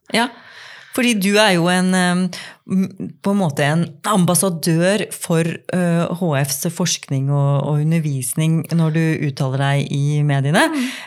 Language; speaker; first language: Norwegian; native; Norwegian